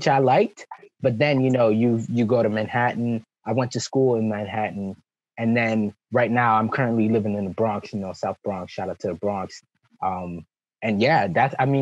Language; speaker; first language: English; early bilingual, other home language; French